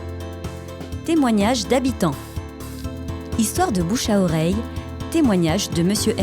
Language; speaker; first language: French; native; French